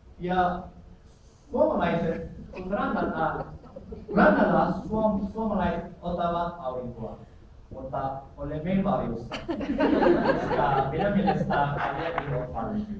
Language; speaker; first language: Finnish; non-native, learner; Filipino